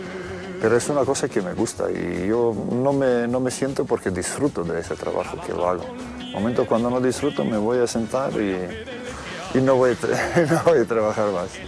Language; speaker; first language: Spanish; non-native, fluent; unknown